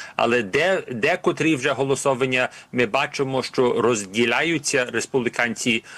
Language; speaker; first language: Ukrainian; early bilingual, heritage; Ukrainian